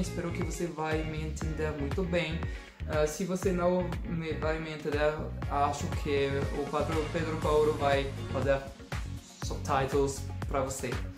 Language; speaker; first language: Portuguese; non-native, learner; French